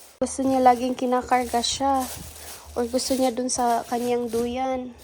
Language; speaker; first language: Filipino; native; Filipino